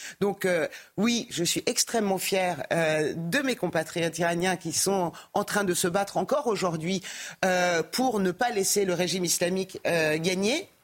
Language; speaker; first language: French; early bilingual, other home language; Persian